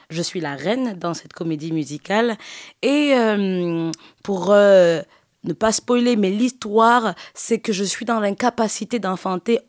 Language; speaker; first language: French; early bilingual, other home language; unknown